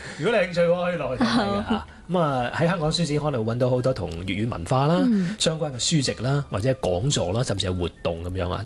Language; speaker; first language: Cantonese; native; Cantonese